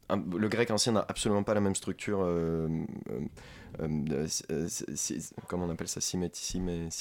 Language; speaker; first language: French; non-native, fluent; Ukrainian